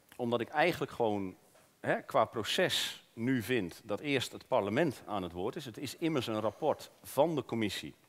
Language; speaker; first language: Dutch; native; Dutch